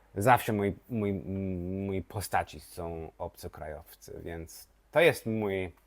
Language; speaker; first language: Polish; non-native, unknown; English